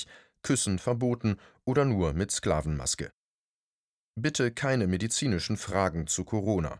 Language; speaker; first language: German; native; German